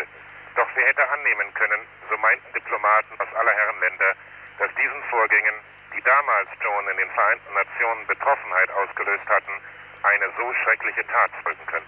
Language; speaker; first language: German; native; German